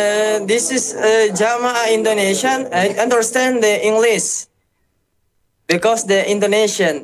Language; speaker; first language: English; non-native, learner; Indonesian